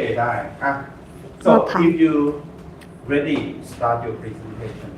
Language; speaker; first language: English; non-native, learner; Thai